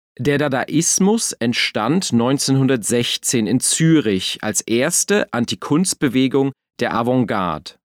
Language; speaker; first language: German; native; German